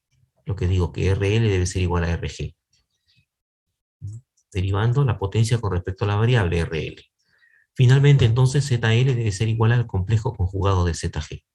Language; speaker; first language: Spanish; native; Spanish